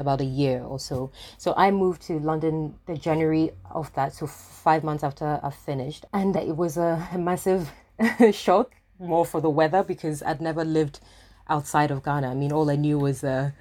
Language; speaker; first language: English; non-native, local second language; Akan